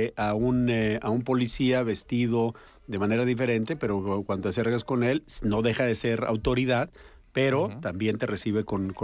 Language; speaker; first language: Spanish; native; Spanish